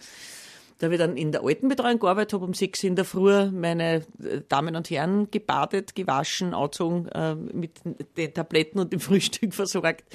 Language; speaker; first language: German; native; German